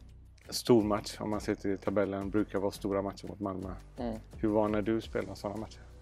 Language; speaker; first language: Swedish; native; Swedish